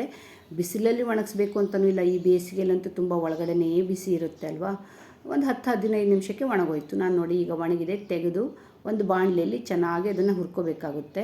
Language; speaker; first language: Kannada; native; Kannada